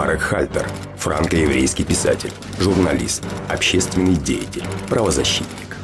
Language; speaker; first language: Russian; native; Russian